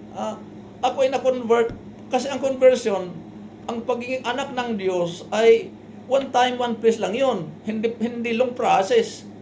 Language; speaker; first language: Filipino; non-native, local second language; Waray